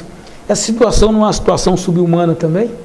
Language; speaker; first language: Portuguese; native; Portuguese